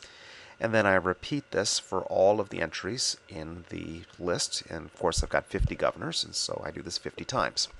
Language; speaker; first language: English; native; English